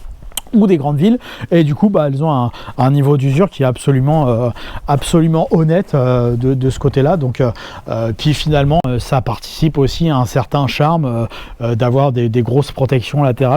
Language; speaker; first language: French; native; French